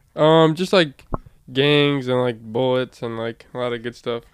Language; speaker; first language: English; native; English